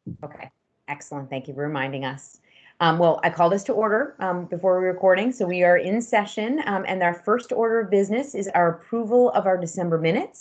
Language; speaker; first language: English; native; English